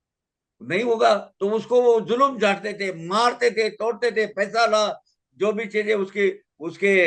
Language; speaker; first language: Hindi; native; Hindi